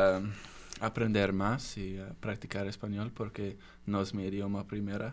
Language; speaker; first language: Spanish; non-native, learner; English